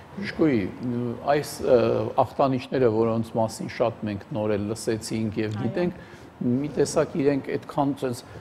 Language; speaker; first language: Armenian; native; Armenian